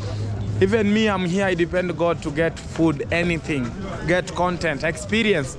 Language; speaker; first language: English; non-native, learner; Swahili